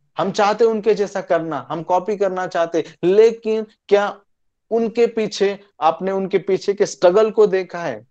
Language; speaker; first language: Hindi; non-native, local second language; Marathi